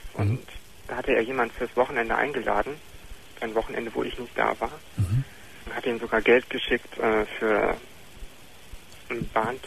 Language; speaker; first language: German; native; German